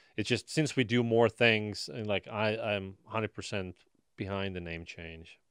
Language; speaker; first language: English; non-native, fluent; Estonian